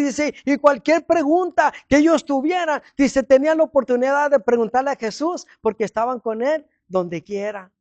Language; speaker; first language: Spanish; early bilingual, heritage; Spanish